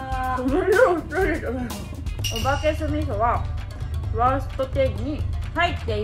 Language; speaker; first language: Japanese; native; Japanese